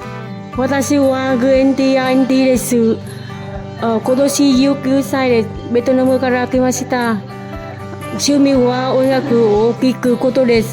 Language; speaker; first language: Japanese; non-native, learner; Vietnamese